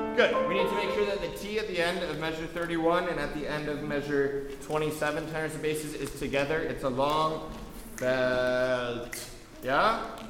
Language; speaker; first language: English; native; English